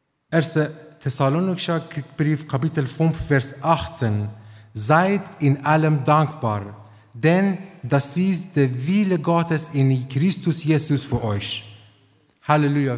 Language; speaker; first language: German; non-native, fluent; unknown